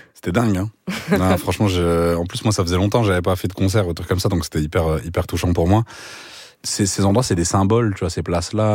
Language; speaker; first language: French; native; French